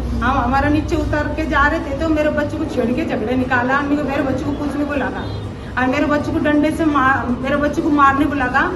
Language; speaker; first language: Hindi; native; Hindi